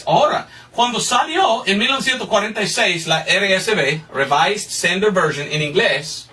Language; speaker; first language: Spanish; non-native, fluent; English